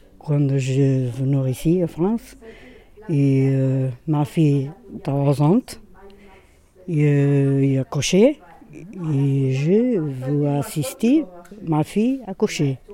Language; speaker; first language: French; non-native, learner; Portuguese